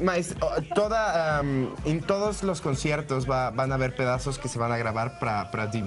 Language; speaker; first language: Portuguese; non-native, learner; Spanish